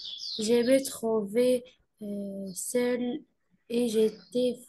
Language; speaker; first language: French; non-native, learner; Arabic